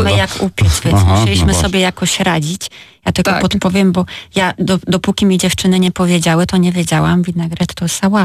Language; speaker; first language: Polish; native; Polish